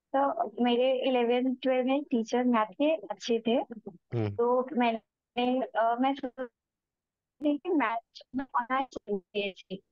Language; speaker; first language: Hindi; native; Hindi